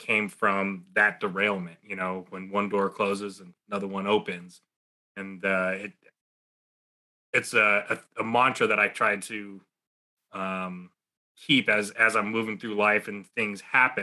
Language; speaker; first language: English; native; English